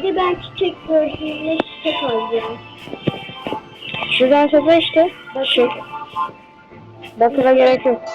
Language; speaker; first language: Turkish; native; Turkish